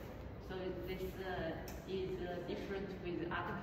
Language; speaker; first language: English; non-native, learner; Chinese